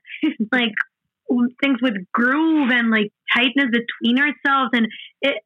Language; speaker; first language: English; non-native, fluent; Spanish